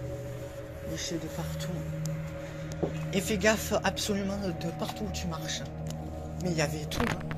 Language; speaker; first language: French; native; French